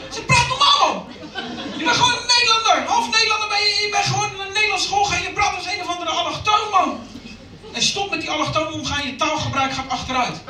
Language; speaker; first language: Dutch; early bilingual, other home language; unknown